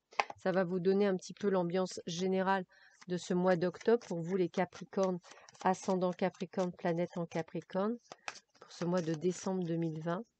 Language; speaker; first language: French; native; French